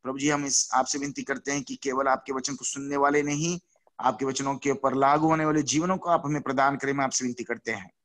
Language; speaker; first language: Hindi; non-native, local second language; Telugu